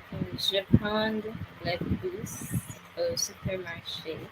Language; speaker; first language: French; non-native, learner; English